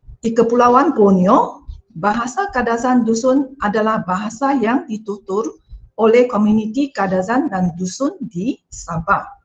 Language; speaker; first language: Malay; non-native, local second language; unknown